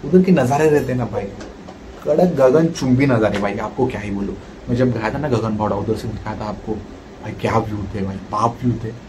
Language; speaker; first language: Hindi; non-native, local second language; Marathi